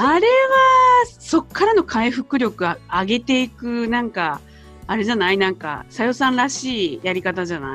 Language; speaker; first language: Japanese; native; Japanese